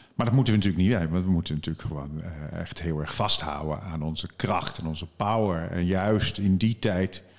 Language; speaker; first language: Dutch; native; Dutch